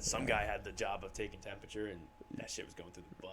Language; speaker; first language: English; native; English